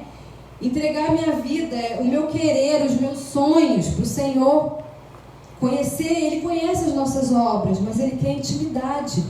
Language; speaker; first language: Portuguese; native; Portuguese